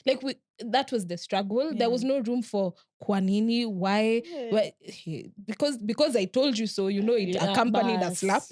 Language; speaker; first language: English; non-native, local second language; Swahili